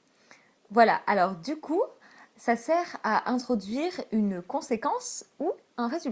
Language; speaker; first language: French; native; French